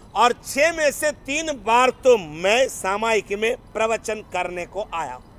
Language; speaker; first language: Hindi; non-native, local second language; Gujarati